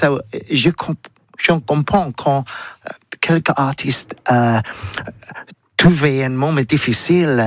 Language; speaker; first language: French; non-native, learner; English